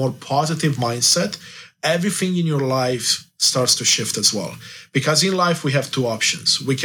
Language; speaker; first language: English; non-native, fluent; Romanian